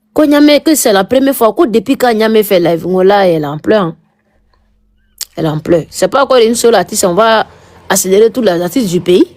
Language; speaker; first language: French; non-native, local second language; Mandingo